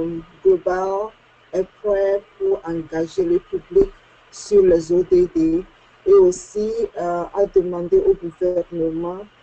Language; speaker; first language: French; non-native, fluent; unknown